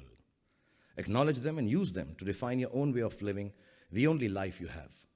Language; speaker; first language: English; non-native, local second language; Hindi